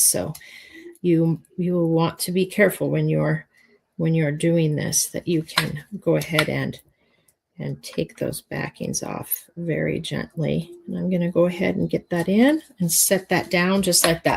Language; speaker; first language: English; native; English